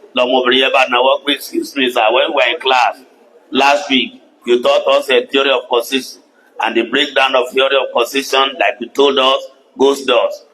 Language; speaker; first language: English; non-native, local second language; Yoruba